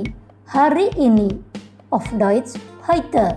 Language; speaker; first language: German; non-native, fluent; Indonesian